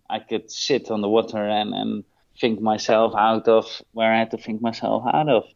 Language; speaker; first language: English; non-native, fluent; Dutch